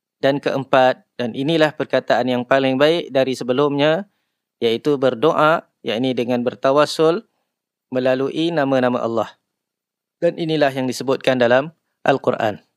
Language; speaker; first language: Malay; native; Malay